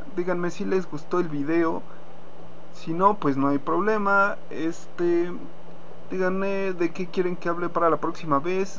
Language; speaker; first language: Spanish; native; Spanish